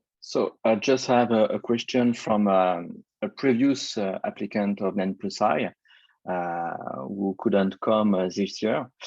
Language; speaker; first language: English; non-native, fluent; French